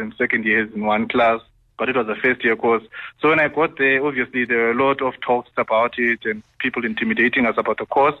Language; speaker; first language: English; non-native, local second language; Xhosa